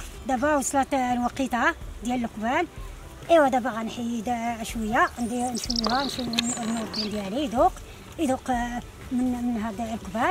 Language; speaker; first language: Arabic; non-native, local second language; Central Atlas Tamazight